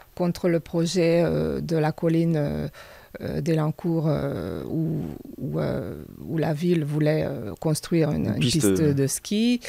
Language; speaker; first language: French; non-native, fluent; Hungarian